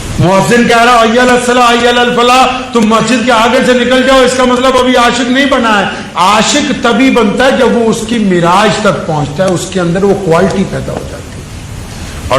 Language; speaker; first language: Urdu; non-native, local second language; Punjabi